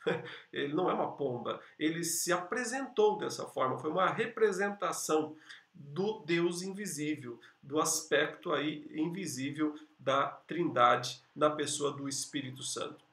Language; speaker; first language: Portuguese; native; Portuguese